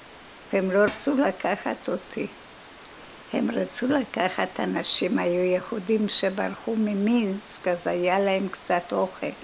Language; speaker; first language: Hebrew; non-native, fluent; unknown